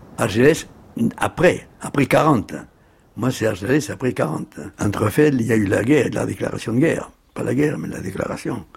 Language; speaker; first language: French; early bilingual, other home language; Spanish